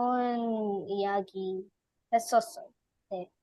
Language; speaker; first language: Korean; non-native, learner; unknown